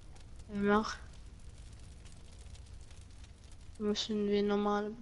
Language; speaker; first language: German; non-native, local second language; Luxembourgish